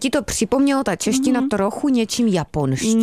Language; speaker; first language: Czech; native; Czech